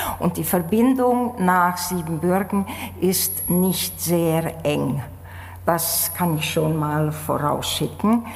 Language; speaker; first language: German; native; German